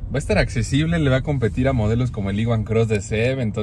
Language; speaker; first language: Spanish; native; Spanish